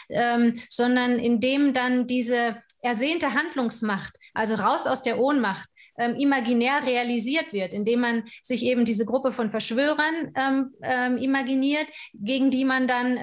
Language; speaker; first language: German; native; German